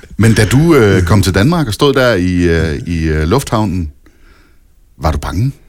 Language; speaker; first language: Danish; native; Danish